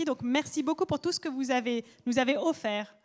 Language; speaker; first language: French; native; French